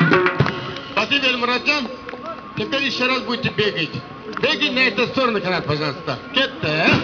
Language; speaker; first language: Russian; non-native, learner; Uzbek